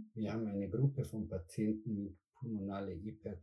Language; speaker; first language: German; non-native, fluent; Spanish